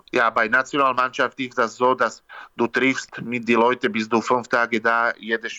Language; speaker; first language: German; non-native, learner; Slovak